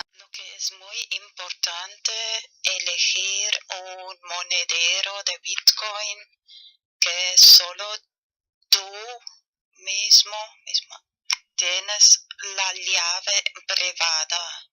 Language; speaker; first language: Spanish; non-native, fluent; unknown